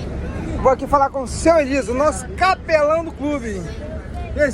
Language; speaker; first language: Portuguese; native; Portuguese